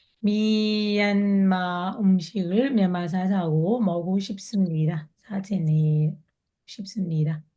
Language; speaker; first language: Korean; non-native, fluent; Burmese